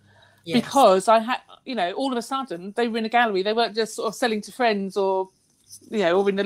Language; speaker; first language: English; native; English